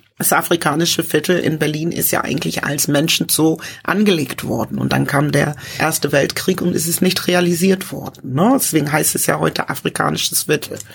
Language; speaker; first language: German; early bilingual, other home language; English